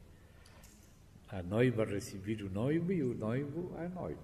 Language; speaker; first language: Portuguese; non-native, fluent; Spanish